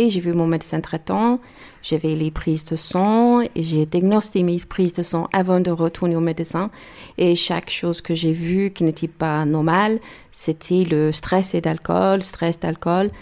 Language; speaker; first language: French; non-native, learner; English